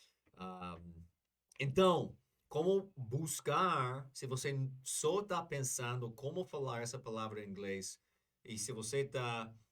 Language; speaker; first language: Portuguese; non-native, learner; English